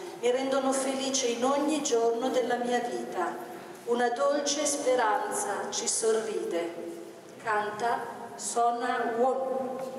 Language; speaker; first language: Italian; native; Italian